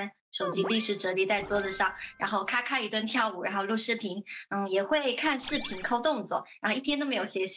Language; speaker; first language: Chinese; native; Chinese